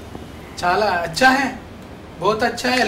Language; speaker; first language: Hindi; non-native, local second language; Telugu